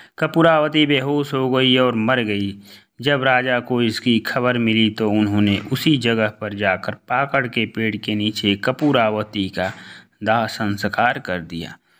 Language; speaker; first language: Hindi; native; Hindi